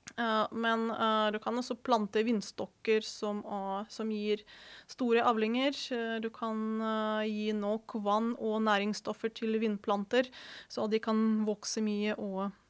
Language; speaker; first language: Norwegian; non-native, fluent; Ukrainian